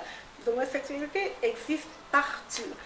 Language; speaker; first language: French; non-native, fluent; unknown